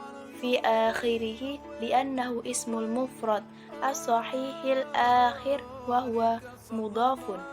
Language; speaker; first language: Arabic; non-native, learner; Indonesian